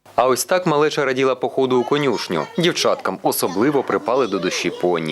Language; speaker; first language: Ukrainian; native; Ukrainian